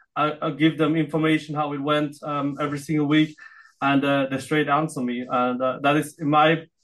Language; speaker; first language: English; non-native, fluent; Filipino